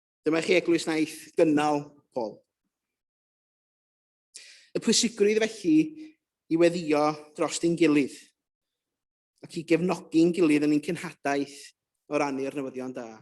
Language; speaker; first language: Welsh; native; Welsh